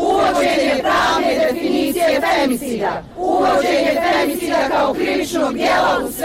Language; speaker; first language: Croatian; native; Croatian